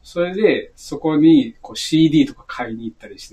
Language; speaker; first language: Japanese; native; Japanese